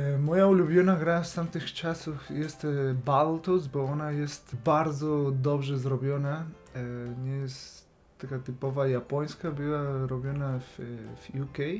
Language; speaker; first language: Polish; non-native, fluent; Spanish